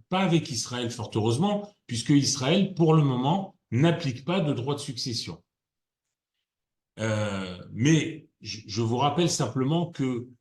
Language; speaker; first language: French; native; French